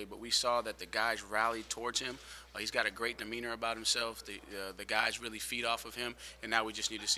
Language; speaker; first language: English; native; English